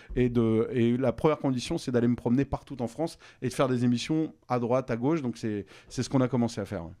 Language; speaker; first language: French; native; French